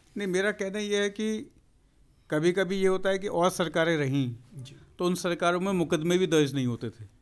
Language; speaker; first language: Hindi; native; Hindi